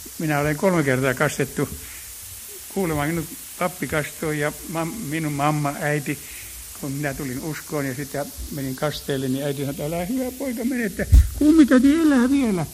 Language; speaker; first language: Finnish; native; Finnish